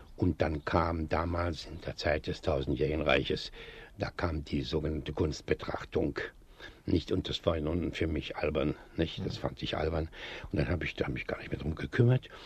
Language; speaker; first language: German; native; German